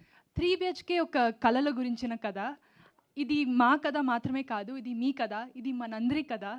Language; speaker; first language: Telugu; non-native, learner; Tamil